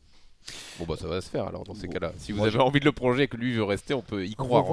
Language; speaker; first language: French; native; French